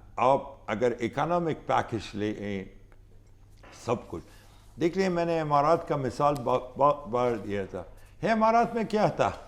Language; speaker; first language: Urdu; non-native, fluent; Pashto